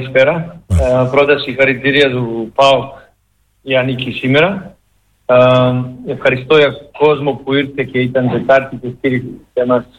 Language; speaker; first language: Greek; non-native, learner; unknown